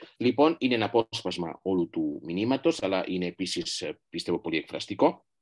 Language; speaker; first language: Greek; non-native, fluent; Catalan